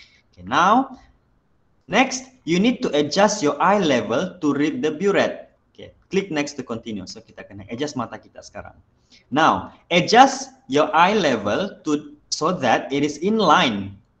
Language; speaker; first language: English; non-native, local second language; Malay